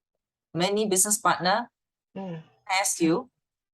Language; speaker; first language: English; non-native, fluent; Malay